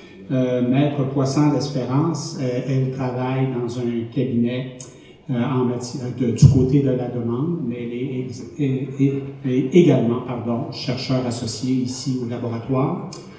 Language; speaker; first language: French; native; French